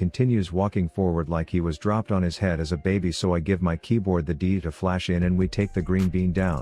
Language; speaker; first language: English; native; English